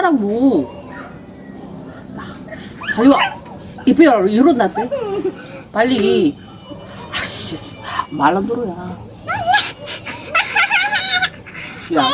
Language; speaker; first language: Korean; non-native, learner; Cebuano